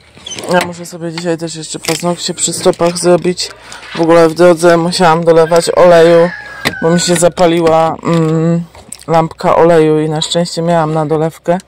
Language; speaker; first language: Polish; native; Polish